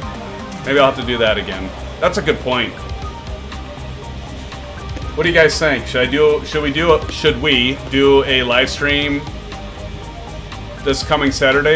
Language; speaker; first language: English; native; English